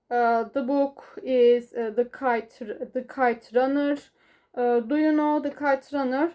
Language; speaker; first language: English; non-native, learner; Turkish